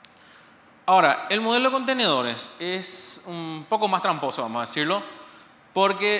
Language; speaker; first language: Spanish; native; Spanish